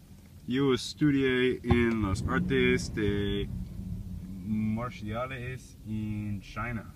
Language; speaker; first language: Spanish; non-native, learner; English